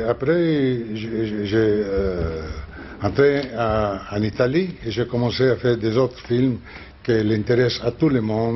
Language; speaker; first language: French; non-native, learner; Spanish